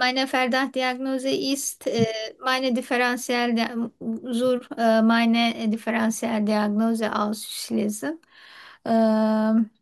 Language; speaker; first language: German; non-native, learner; Turkish